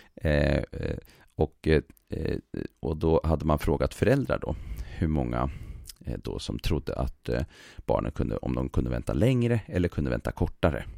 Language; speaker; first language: Swedish; native; Swedish